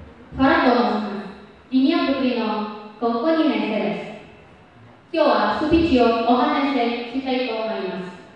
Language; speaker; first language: Japanese; non-native, learner; Indonesian